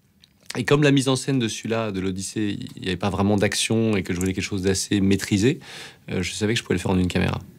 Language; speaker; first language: French; native; French